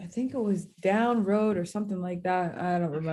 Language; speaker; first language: English; native; English